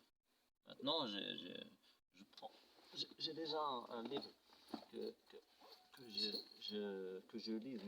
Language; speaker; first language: French; non-native, local second language; Arabic